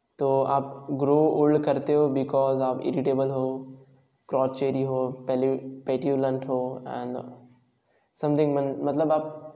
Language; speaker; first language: Hindi; non-native, local second language; Marathi